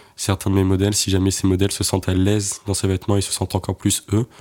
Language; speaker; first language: French; native; French